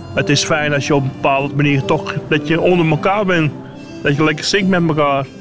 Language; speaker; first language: Dutch; native; Dutch